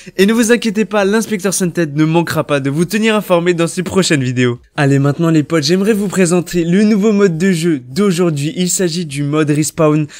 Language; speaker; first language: French; native; French